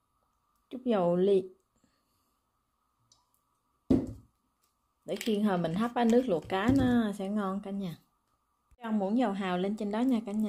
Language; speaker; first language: Vietnamese; native; Vietnamese